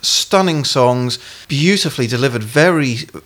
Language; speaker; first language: English; native; English